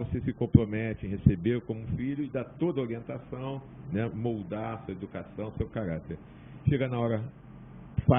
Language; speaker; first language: Portuguese; native; Portuguese